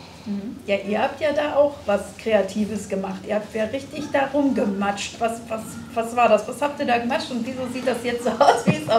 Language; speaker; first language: German; native; German